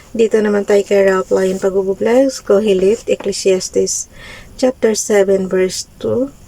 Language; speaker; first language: Filipino; native; Filipino